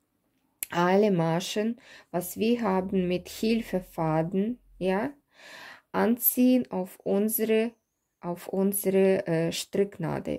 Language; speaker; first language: German; non-native, fluent; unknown